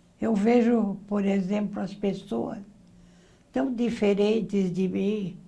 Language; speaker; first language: Portuguese; early bilingual, other home language; Arabic